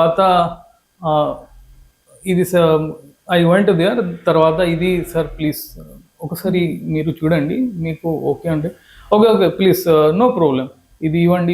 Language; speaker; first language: Telugu; non-native, fluent; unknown